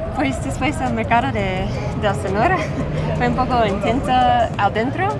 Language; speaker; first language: Spanish; non-native, fluent; English